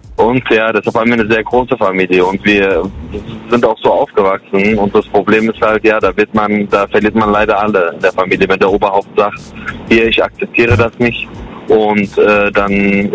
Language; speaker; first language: German; early bilingual, other home language; Kurdish